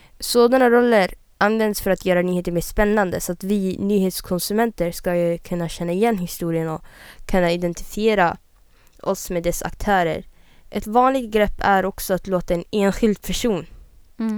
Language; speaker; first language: Swedish; native; Swedish